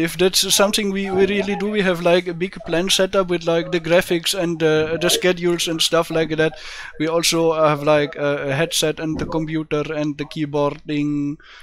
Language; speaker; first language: English; non-native, fluent; German